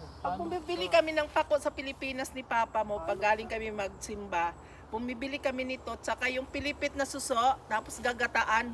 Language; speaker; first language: Filipino; non-native, local second language; Aklanon